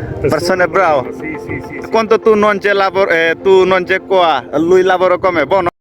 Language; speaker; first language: Italian; non-native, learner; Bangla